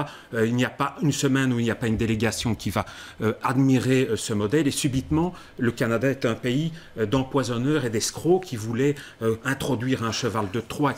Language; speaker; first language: French; native; French